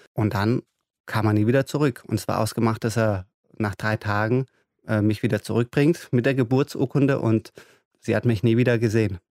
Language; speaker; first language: German; native; German